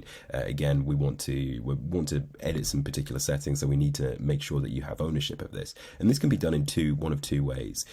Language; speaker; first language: English; native; English